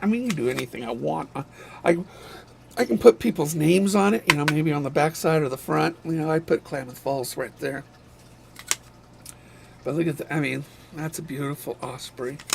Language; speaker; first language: English; native; English